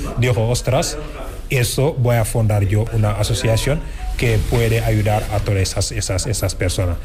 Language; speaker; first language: Spanish; non-native, fluent; Wolof